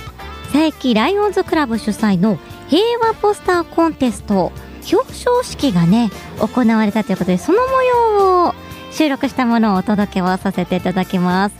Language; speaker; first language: Japanese; native; Japanese